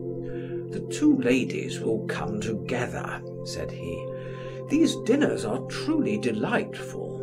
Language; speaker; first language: English; native; English